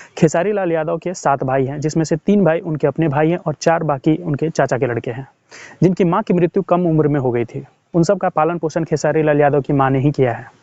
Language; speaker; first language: Hindi; native; Hindi